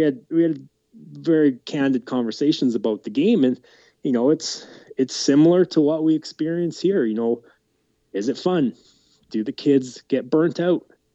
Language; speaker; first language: English; native; English